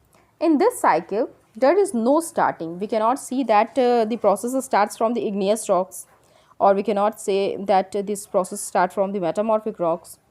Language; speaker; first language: English; non-native, local second language; Hindi